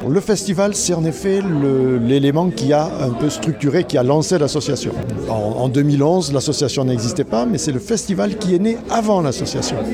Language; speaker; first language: French; native; French